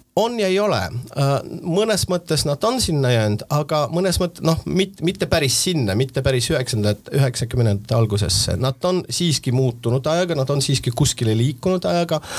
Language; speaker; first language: Estonian; non-native, local second language; Russian